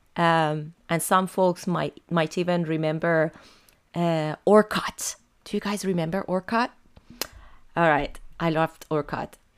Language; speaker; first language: English; non-native, fluent; Persian